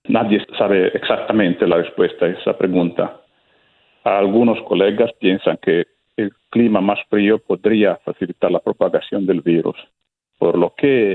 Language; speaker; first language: Spanish; non-native, fluent; Italian